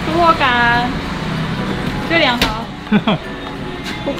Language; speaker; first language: Chinese; native; Chinese